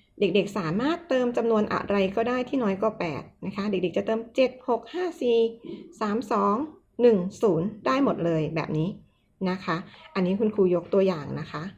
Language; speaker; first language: Thai; native; Thai